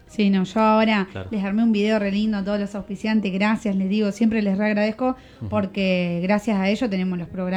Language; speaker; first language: Spanish; native; Spanish